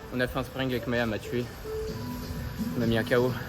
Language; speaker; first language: French; native; French